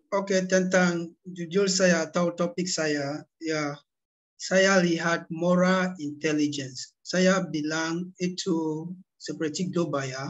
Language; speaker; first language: Indonesian; non-native, learner; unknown